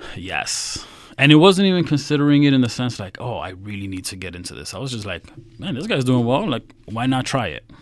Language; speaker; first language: English; native; English